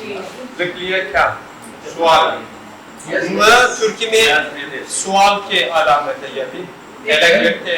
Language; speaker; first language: Hindi; non-native, learner; Turkish